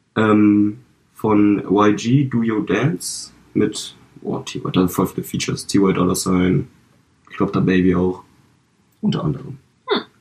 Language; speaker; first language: German; early bilingual, other home language; Vietnamese